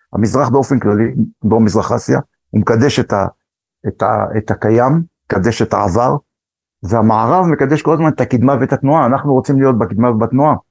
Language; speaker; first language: Hebrew; early bilingual, other home language; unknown